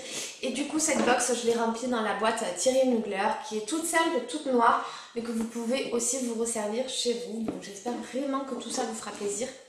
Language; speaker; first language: French; native; French